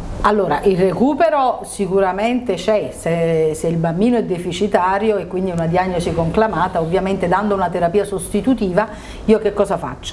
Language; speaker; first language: Italian; native; Italian